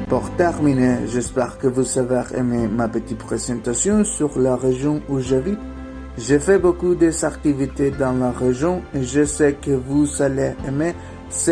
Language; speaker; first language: French; non-native, learner; Spanish